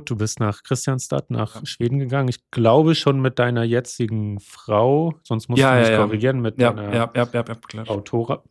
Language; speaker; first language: German; native; German